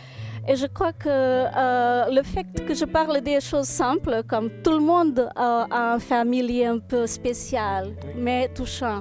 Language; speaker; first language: French; non-native, fluent; Portuguese